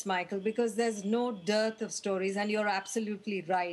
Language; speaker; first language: English; non-native, local second language; Tamil